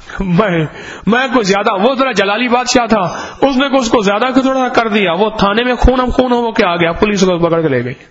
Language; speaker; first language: Urdu; non-native, local second language; Punjabi